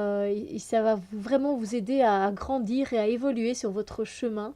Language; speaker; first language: French; native; French